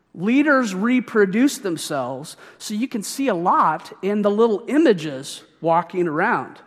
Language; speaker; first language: English; native; English